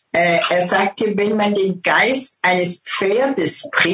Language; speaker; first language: German; non-native, fluent; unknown